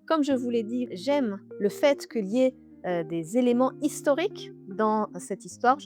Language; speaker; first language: French; native; French